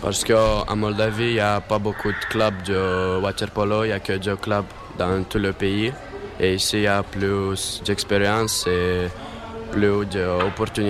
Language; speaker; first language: French; non-native, learner; Romanian